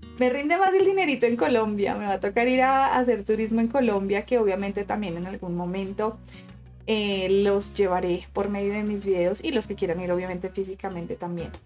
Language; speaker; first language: Spanish; native; Spanish